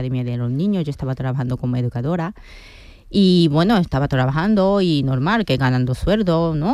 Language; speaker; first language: Spanish; non-native, fluent; Japanese